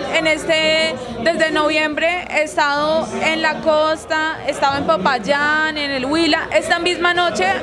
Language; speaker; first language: Spanish; native; Spanish